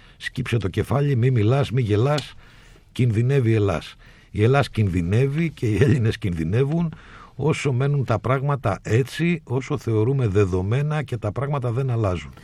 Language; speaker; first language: Greek; native; Greek